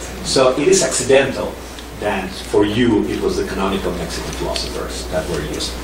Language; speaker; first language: English; non-native, fluent; Spanish